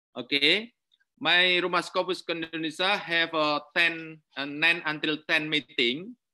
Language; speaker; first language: English; non-native, learner; Indonesian